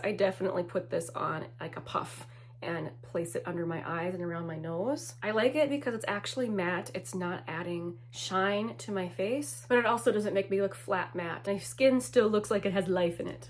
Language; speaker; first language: English; native; English